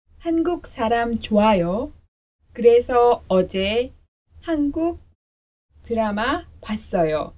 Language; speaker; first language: Korean; non-native, learner; English